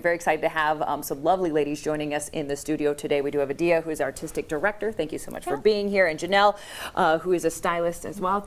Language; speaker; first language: English; native; English